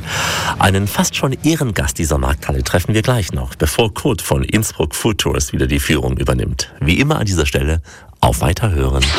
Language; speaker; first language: German; native; German